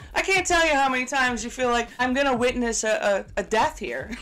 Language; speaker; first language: English; native; English